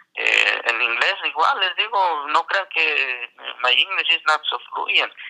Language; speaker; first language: Spanish; native; Spanish